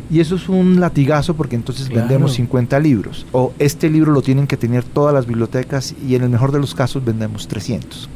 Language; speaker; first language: Spanish; native; Spanish